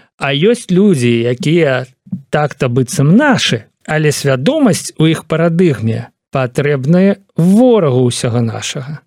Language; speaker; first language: Belarusian; native; Belarusian